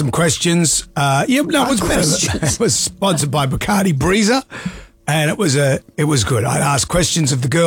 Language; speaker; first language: English; native; English